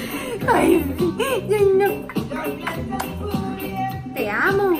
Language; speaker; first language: Spanish; native; Spanish